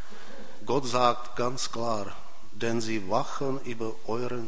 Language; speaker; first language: German; non-native, fluent; Czech